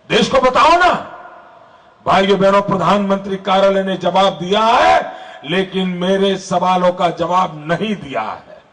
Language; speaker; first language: Hindi; non-native, local second language; Gujarati